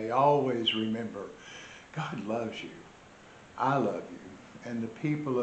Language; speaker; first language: English; native; English